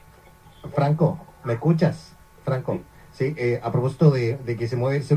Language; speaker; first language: Spanish; native; Spanish